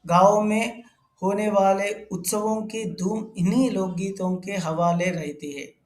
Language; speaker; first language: Hindi; non-native, local second language; Telugu